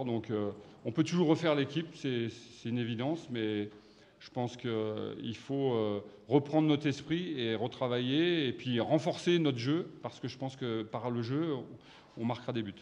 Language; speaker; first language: French; native; French